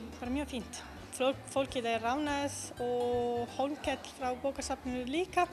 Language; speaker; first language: Icelandic; non-native, learner; Italian